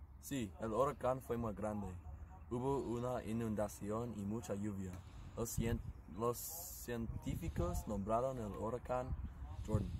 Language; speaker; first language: Spanish; non-native, learner; English